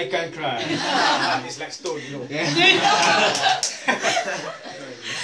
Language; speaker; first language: English; non-native, learner; Malay